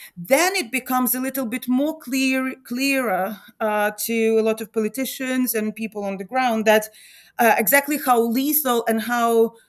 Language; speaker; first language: English; non-native, fluent; Ukrainian